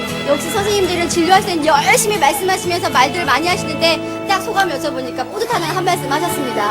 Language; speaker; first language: Korean; native; Korean